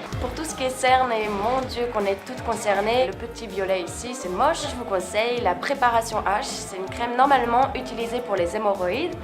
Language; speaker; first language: French; native; French